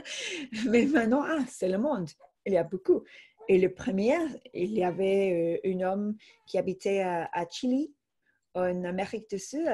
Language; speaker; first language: French; non-native, fluent; English